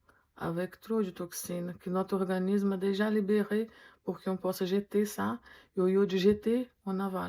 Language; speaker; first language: French; non-native, fluent; Portuguese